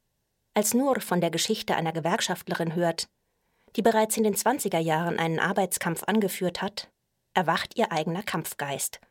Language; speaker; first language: German; native; German